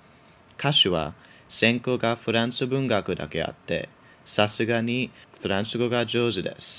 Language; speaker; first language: Japanese; non-native, learner; English